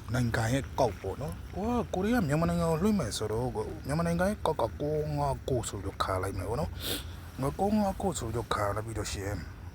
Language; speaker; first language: Burmese; native; Burmese